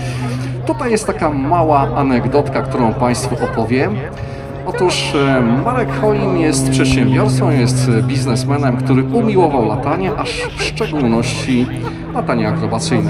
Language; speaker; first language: Polish; native; Polish